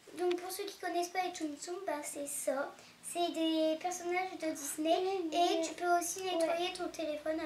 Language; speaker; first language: French; native; French